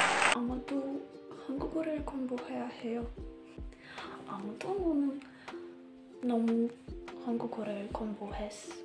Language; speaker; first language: Korean; non-native, learner; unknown